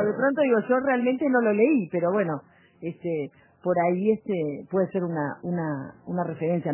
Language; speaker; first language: Spanish; native; Spanish